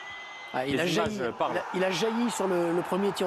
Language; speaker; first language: French; native; French